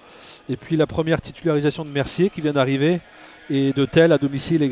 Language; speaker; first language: French; native; French